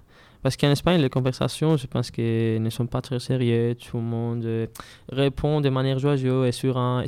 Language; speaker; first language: French; non-native, learner; Spanish